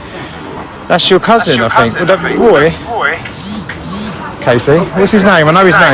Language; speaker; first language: English; native; English